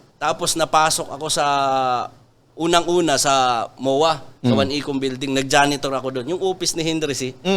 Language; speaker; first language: Filipino; non-native, local second language; Masbatenyo